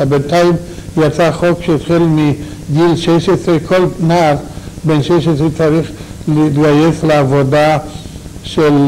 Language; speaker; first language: Hebrew; non-native, fluent; Romanian